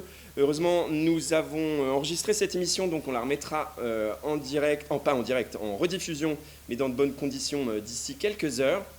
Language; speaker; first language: French; native; French